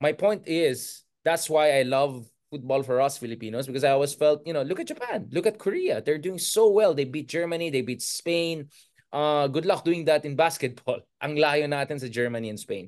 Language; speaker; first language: English; non-native, local second language; Filipino